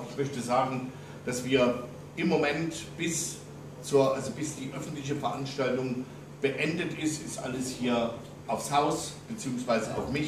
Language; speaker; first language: German; native; German